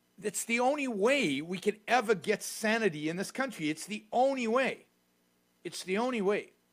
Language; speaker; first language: English; native; English